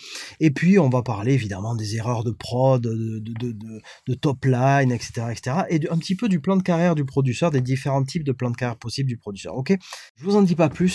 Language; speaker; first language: French; native; French